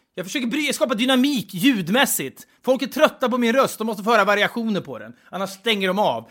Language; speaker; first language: Swedish; native; Swedish